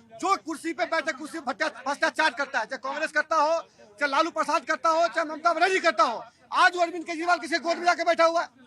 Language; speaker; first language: Hindi; native; Hindi